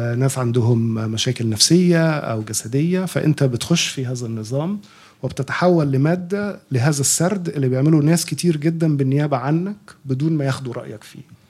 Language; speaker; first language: Arabic; native; Arabic